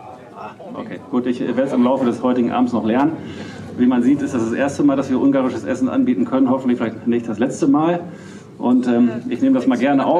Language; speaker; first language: German; native; German